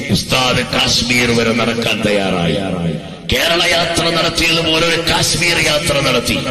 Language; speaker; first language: Malayalam; native; Malayalam